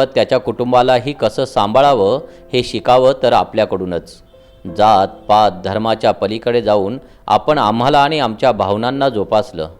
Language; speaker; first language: Marathi; non-native, local second language; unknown